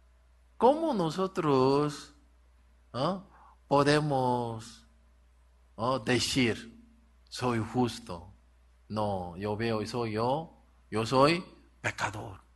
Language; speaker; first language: Spanish; non-native, learner; Korean